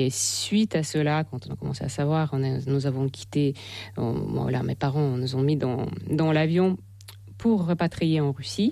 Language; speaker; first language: French; non-native, fluent; Russian